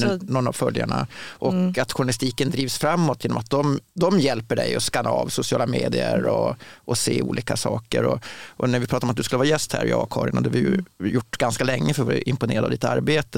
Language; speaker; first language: Swedish; native; Swedish